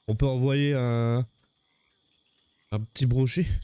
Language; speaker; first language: French; native; French